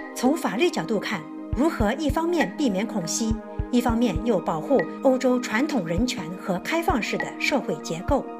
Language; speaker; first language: Chinese; native; Chinese